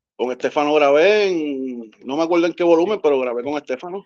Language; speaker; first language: Spanish; native; Spanish